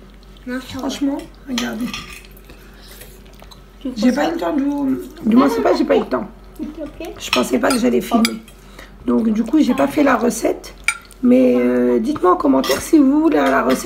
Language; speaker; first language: French; native; French